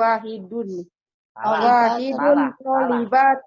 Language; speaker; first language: Arabic; non-native, learner; Indonesian